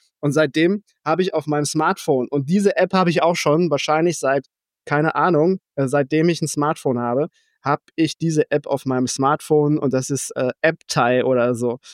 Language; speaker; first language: German; native; German